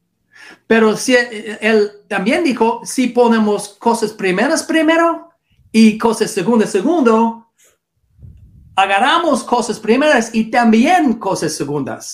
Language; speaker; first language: Spanish; non-native, learner; English